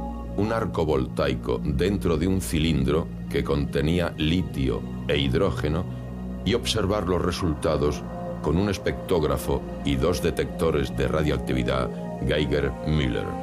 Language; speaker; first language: Spanish; native; Spanish